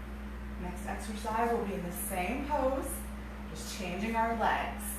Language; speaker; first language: English; native; English